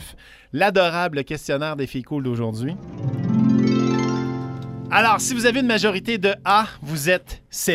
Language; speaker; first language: French; native; French